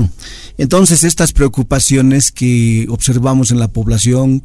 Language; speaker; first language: Spanish; native; Spanish